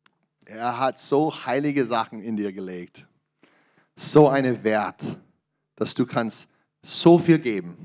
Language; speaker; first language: German; non-native, learner; English